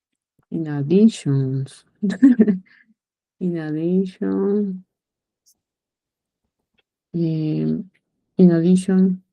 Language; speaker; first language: English; non-native, learner; Spanish